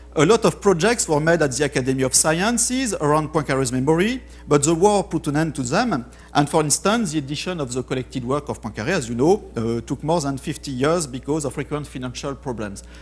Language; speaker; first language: English; non-native, fluent; French